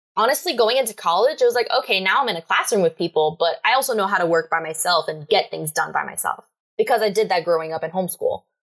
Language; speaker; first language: English; native; English